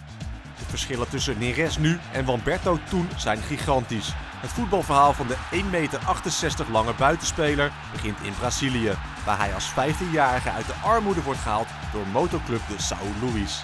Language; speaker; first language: Dutch; native; Dutch